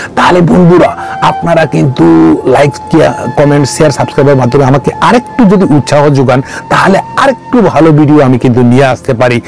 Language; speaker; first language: Bangla; non-native, local second language; Kok Borok